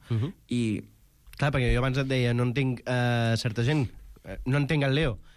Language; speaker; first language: Catalan; native; Catalan